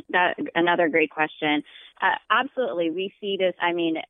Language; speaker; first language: English; non-native, fluent; Amharic